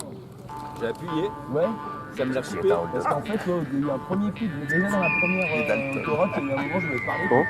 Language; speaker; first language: French; native; French